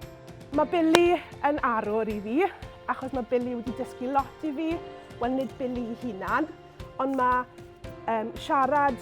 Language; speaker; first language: Welsh; native; Welsh